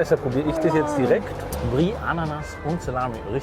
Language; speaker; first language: German; native; German